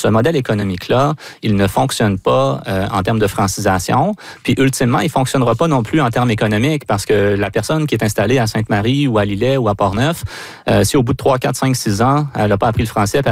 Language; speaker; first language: French; native; French